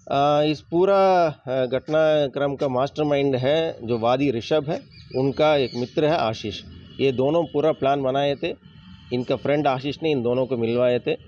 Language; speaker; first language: Hindi; native; Hindi